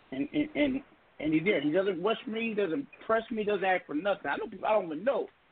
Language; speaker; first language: English; native; English